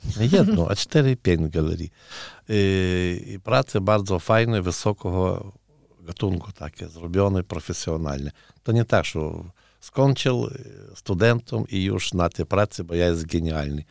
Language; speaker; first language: Polish; non-native, learner; Ukrainian